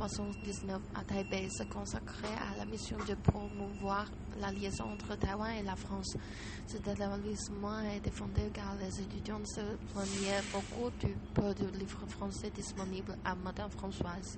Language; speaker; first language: French; non-native, learner; Chinese